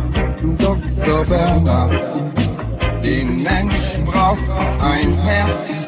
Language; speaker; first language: German; non-native, learner; Dutch